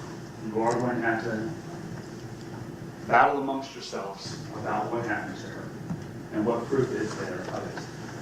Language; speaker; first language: English; native; English